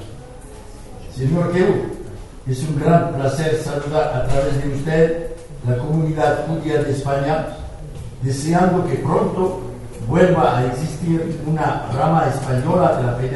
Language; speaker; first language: Spanish; non-native, fluent; French